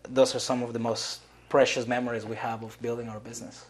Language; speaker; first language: English; non-native, fluent; Spanish